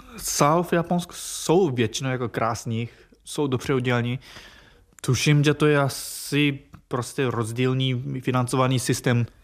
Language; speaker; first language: Czech; non-native, fluent; Japanese